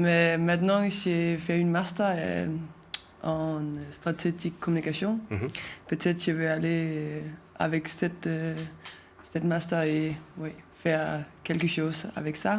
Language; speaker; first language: French; non-native, learner; Danish